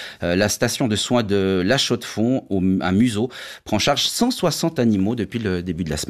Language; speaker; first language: French; native; French